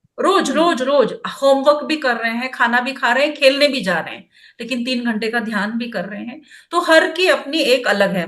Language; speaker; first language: Hindi; non-native, local second language; Kannada